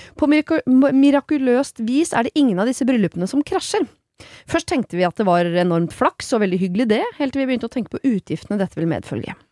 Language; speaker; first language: Norwegian; native; Norwegian